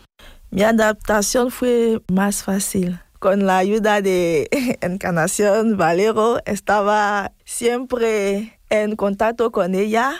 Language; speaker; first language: Spanish; non-native, fluent; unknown